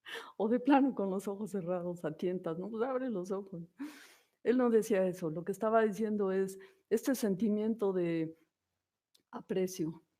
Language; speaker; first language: Spanish; native; Spanish